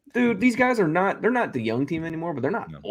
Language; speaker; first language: English; native; English